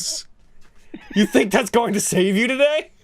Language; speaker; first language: English; native; English